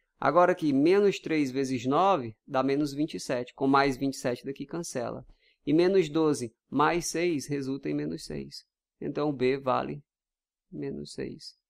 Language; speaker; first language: Portuguese; native; Portuguese